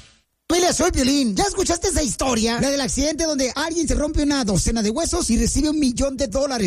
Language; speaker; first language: Spanish; native; Spanish